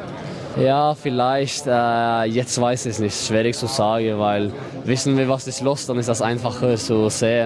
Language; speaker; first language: German; non-native, fluent; Norwegian